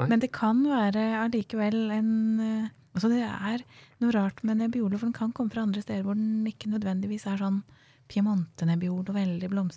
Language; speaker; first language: Norwegian; native; Norwegian